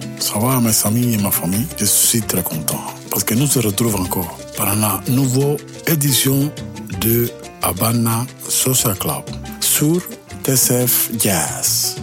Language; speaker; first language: French; non-native, learner; Spanish